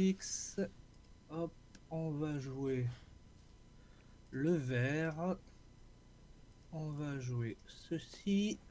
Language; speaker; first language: French; native; French